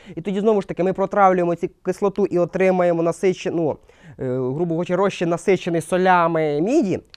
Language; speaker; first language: Ukrainian; non-native, local second language; Russian